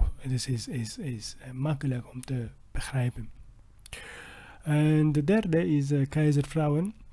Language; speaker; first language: Dutch; non-native, learner; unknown